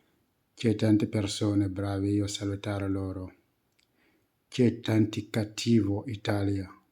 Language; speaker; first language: Italian; non-native, learner; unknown